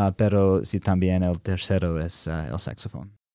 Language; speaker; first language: Spanish; non-native, learner; English